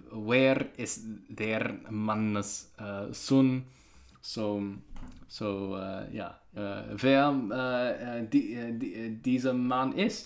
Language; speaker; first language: German; non-native, learner; English